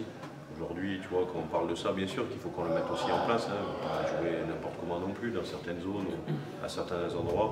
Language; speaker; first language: French; native; French